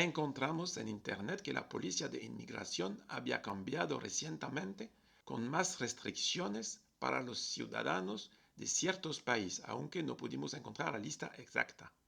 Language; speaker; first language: Spanish; non-native, fluent; French